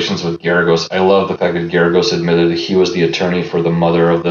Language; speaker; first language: English; early bilingual, other home language; Russian